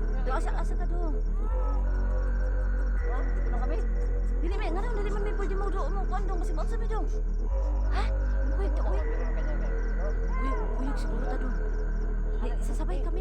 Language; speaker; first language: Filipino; non-native, local second language; Cebuano